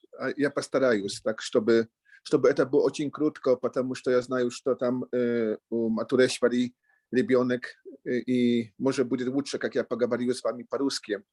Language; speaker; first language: Russian; non-native, learner; Polish